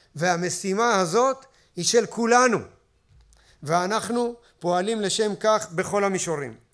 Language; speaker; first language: Hebrew; native; Hebrew